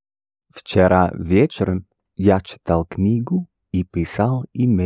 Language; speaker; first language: Russian; non-native, learner; English